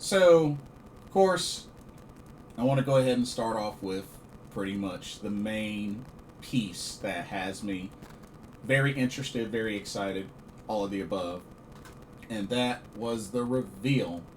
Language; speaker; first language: English; native; English